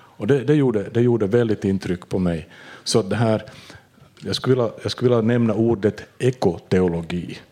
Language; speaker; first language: Swedish; native; Swedish